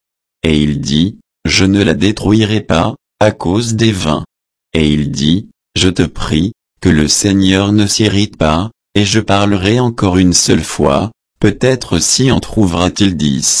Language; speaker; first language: French; native; French